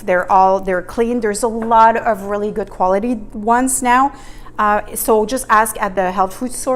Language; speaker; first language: English; native; English